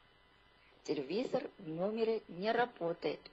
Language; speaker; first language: Russian; non-native, fluent; Chinese